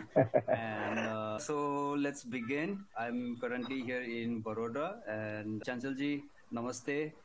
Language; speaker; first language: English; non-native, local second language; Hindi